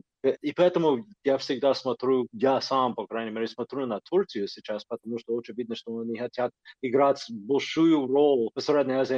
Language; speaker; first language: Russian; non-native, fluent; English